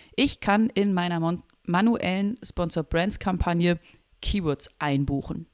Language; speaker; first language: German; native; German